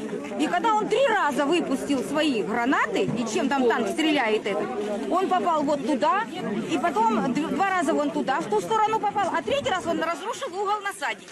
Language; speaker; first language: Russian; native; Russian